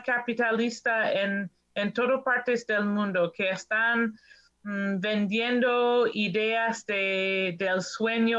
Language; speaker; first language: Spanish; non-native, learner; English